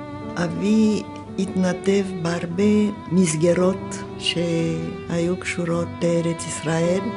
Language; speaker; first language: Hebrew; non-native, fluent; Romanian